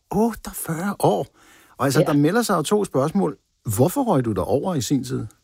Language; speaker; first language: Danish; native; Danish